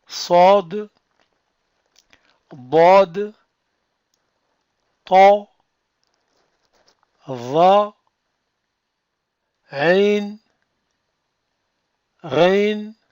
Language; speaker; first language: Arabic; non-native, fluent; French